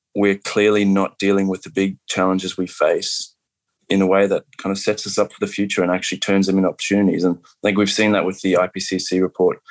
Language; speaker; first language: English; native; English